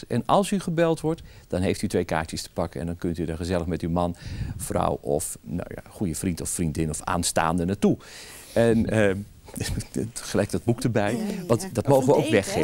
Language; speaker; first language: Dutch; native; Dutch